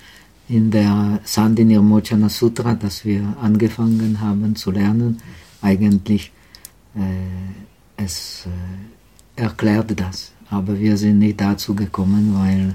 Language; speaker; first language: German; non-native, fluent; Czech